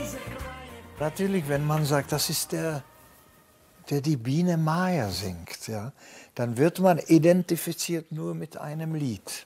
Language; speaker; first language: German; non-native, fluent; Czech